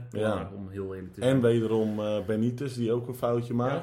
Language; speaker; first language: Dutch; native; Dutch